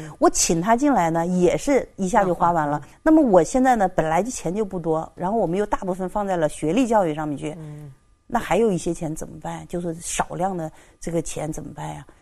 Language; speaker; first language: Chinese; native; Chinese